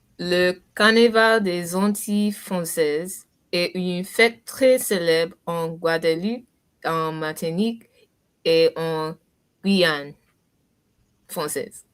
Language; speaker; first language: French; non-native, learner; English